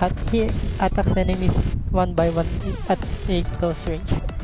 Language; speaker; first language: English; non-native, local second language; Filipino